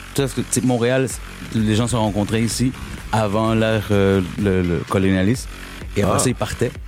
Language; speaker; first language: French; early bilingual, other home language; Spanish